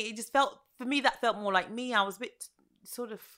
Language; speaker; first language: English; early bilingual, other home language; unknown